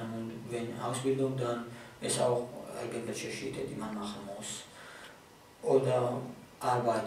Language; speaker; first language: German; non-native, fluent; Arabic